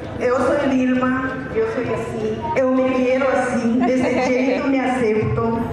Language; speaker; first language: Portuguese; non-native, fluent; Spanish